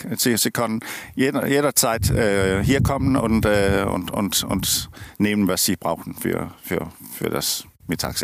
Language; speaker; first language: German; non-native, learner; Danish